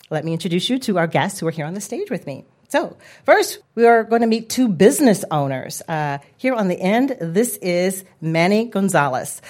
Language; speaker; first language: English; native; English